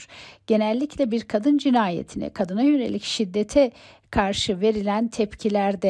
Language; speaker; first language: Turkish; native; Turkish